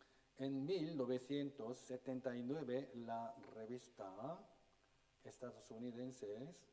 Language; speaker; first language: Spanish; non-native, fluent; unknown